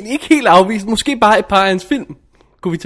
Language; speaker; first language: Danish; native; Danish